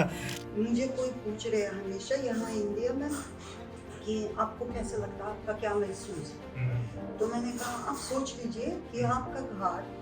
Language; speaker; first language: Hindi; non-native, fluent; Ukrainian